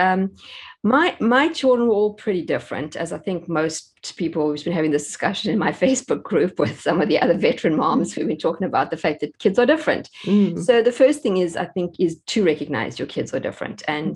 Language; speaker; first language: English; native; English